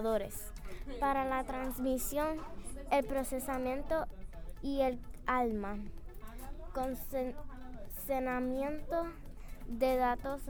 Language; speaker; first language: Spanish; early bilingual, other home language; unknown